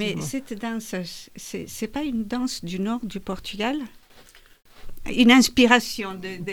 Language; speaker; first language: French; non-native, fluent; Portuguese